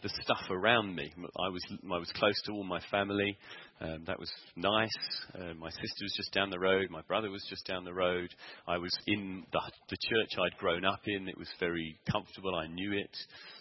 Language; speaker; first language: English; native; English